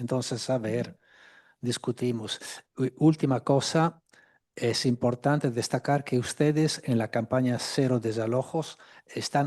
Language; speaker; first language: Spanish; non-native, fluent; Italian